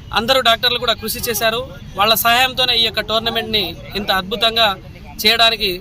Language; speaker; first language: Telugu; non-native, local second language; Lambadi